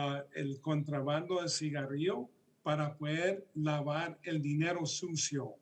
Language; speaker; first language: Spanish; early bilingual, heritage; Spanish